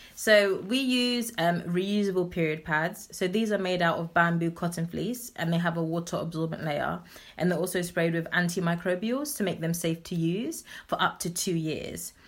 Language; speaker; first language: English; native; English